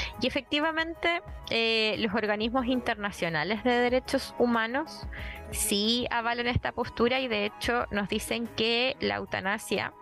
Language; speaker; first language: Spanish; native; Spanish